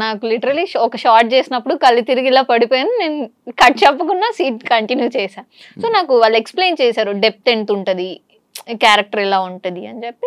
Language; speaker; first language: Telugu; native; Telugu